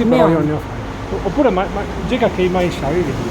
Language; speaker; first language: Chinese; non-native, fluent; Italian